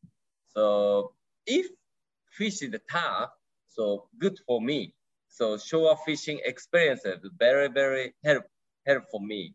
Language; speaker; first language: English; non-native, learner; Japanese